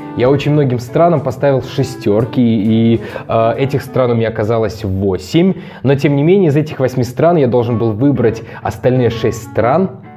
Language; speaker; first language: Russian; native; Russian